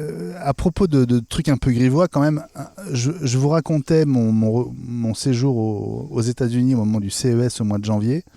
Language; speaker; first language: French; native; French